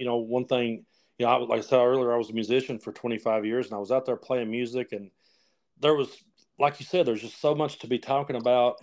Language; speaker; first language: English; native; English